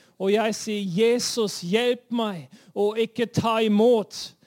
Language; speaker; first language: Norwegian; non-native, fluent; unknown